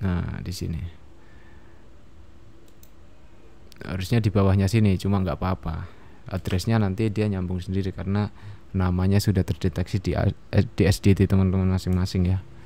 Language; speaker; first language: Indonesian; native; Indonesian